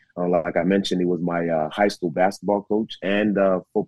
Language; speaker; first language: English; native; English